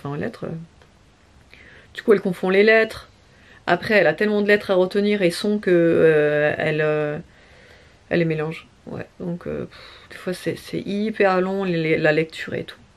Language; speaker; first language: French; native; French